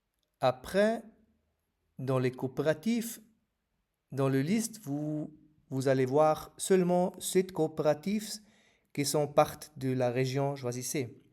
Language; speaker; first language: French; non-native, fluent; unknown